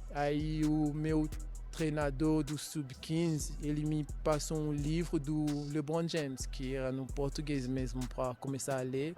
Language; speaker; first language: Portuguese; non-native, learner; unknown